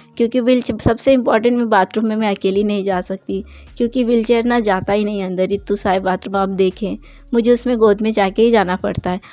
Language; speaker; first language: Hindi; non-native, local second language; Bangla